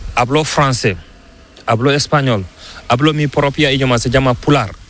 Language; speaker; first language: Spanish; non-native, learner; Fula